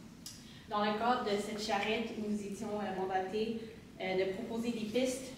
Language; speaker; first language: French; native; French